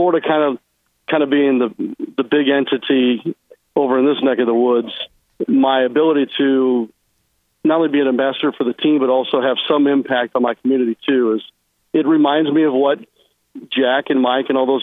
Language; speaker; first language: English; native; English